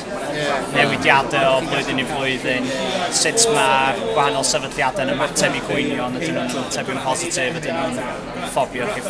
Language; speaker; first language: Welsh; native; Welsh